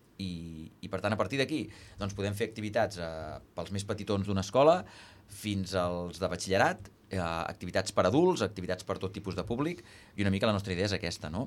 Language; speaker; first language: Catalan; native; Catalan